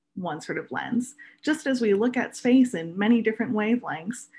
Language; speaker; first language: English; native; English